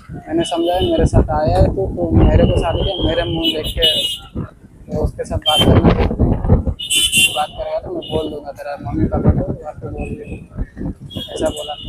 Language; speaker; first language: Hindi; non-native, local second language; Odia